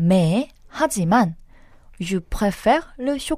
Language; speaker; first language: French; non-native, fluent; Korean